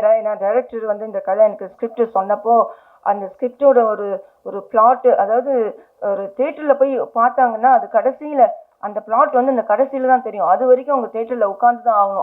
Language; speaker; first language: Tamil; early bilingual, heritage; Tamil